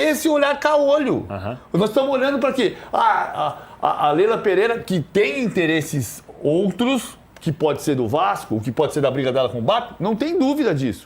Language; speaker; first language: Portuguese; native; Portuguese